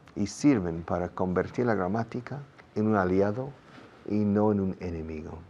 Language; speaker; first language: Spanish; non-native, fluent; English